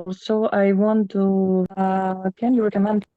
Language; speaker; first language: English; non-native, learner; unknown